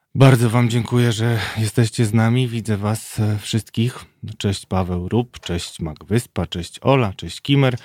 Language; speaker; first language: Polish; native; Polish